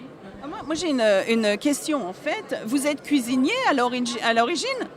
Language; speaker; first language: French; non-native, fluent; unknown